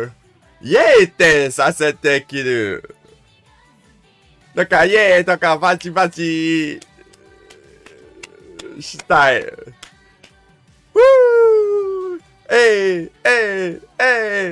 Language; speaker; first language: Japanese; non-native, learner; English